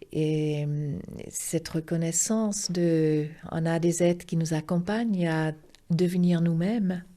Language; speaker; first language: French; non-native, fluent; German